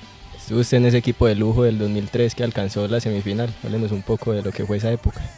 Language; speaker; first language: Spanish; native; Spanish